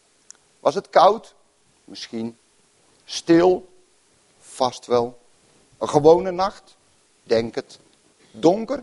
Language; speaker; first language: Dutch; native; Dutch